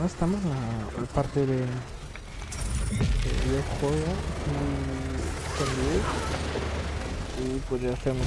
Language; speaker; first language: Spanish; non-native, learner; French